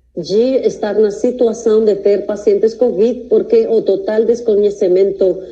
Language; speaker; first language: Portuguese; non-native, fluent; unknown